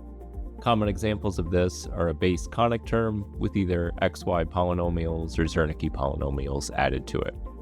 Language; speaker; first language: English; native; English